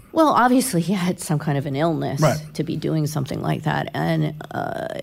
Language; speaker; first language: English; native; English